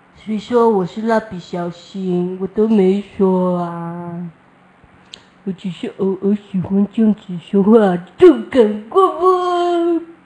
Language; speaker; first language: Chinese; native; Chinese